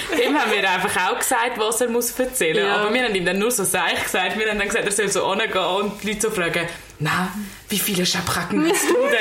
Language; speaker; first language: German; native; German